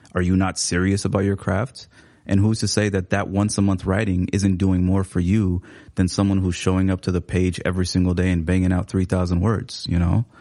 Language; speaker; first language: English; early bilingual, other home language; Somali